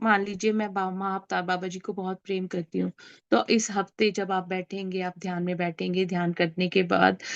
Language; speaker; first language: Hindi; native; Hindi